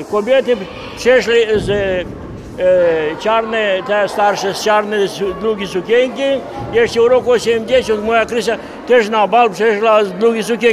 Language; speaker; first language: Polish; early bilingual, heritage; Polish